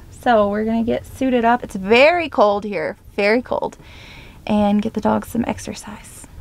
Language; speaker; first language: English; native; English